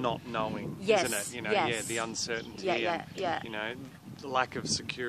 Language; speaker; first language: English; native; English